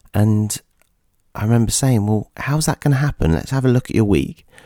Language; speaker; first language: English; native; English